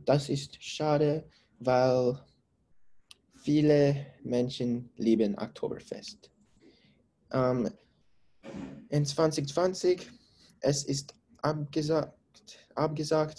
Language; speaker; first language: German; non-native, learner; English